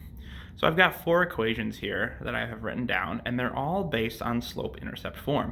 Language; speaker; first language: English; native; English